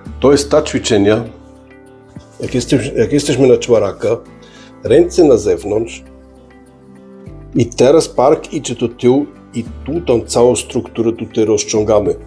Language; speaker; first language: Polish; early bilingual, heritage; Polish